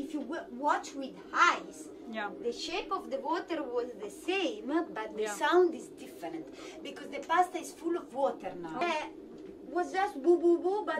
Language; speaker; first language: English; non-native, learner; Italian